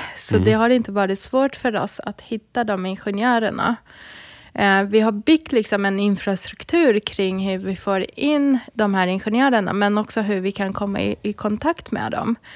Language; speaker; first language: Swedish; early bilingual, other home language; Arabic